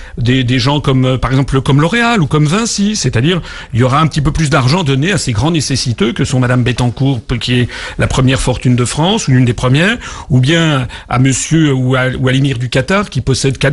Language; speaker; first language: French; native; French